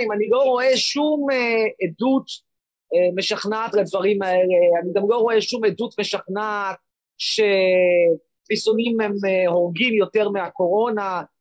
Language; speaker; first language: Hebrew; native; Hebrew